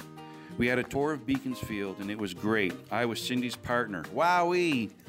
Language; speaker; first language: English; native; English